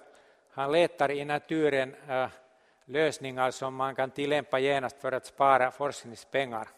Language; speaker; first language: Swedish; non-native, local second language; Finnish